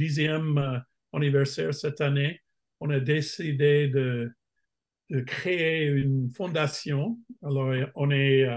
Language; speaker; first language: French; non-native, fluent; English